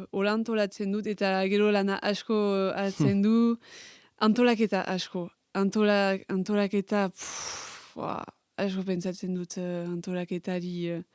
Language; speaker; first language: Basque; non-native, local second language; French